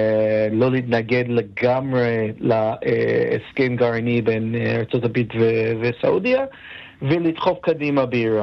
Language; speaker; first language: Hebrew; non-native, fluent; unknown